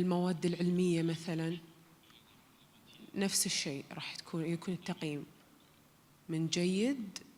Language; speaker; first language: Arabic; native; Arabic